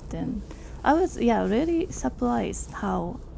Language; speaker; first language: English; non-native, learner; Japanese